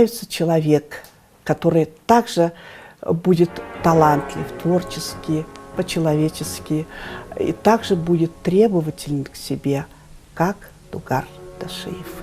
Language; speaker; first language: Russian; native; Russian